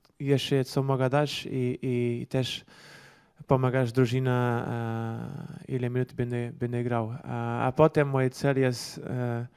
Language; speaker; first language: Polish; non-native, learner; Portuguese